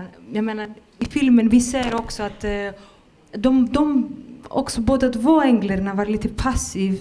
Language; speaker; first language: Swedish; non-native, fluent; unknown